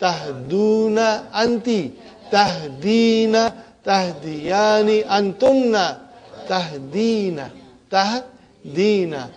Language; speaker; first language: Arabic; non-native, fluent; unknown